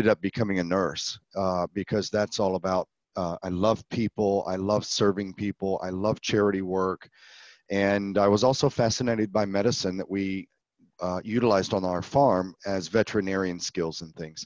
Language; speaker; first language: English; native; English